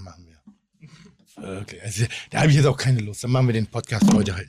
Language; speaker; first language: German; native; German